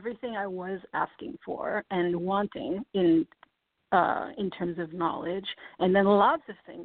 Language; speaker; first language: English; native; English